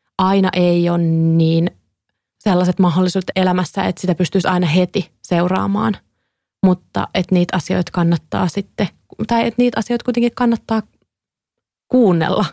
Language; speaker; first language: Finnish; native; Finnish